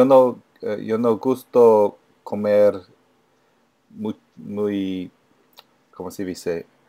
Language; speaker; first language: Spanish; non-native, learner; English